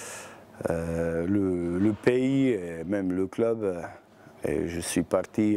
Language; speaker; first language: French; non-native, learner; Bosnian